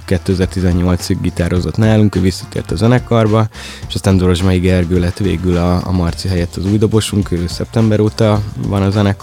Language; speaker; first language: Hungarian; native; Hungarian